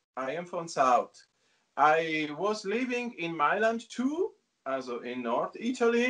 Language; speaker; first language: English; non-native, learner; Italian